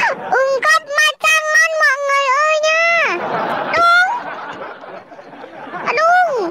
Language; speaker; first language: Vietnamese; non-native, learner; Indonesian